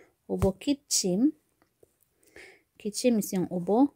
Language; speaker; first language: English; non-native, local second language; Filipino